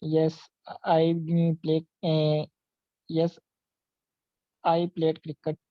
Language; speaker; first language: English; non-native, learner; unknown